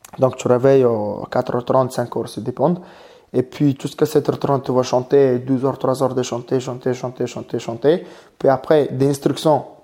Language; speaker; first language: French; non-native, learner; Mongolian